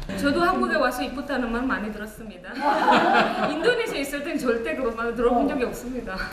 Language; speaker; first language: Korean; non-native, fluent; Indonesian